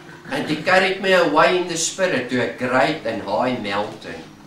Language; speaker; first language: English; non-native, local second language; Afrikaans